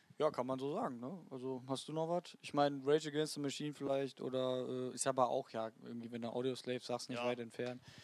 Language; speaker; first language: German; native; German